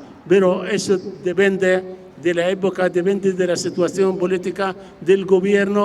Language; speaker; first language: Spanish; non-native, fluent; Arabic